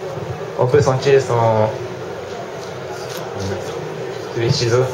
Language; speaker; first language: French; non-native, learner; Japanese